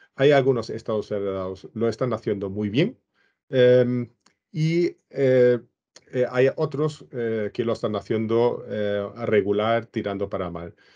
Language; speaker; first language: Spanish; non-native, fluent; German